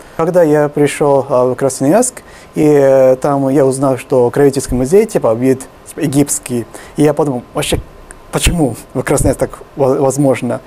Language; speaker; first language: Russian; non-native, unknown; Japanese